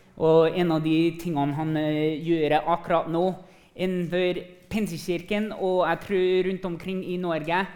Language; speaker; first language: Norwegian; early bilingual, other home language; English